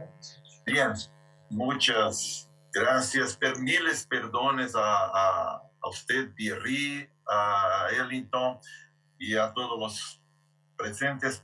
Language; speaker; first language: Spanish; non-native, fluent; Portuguese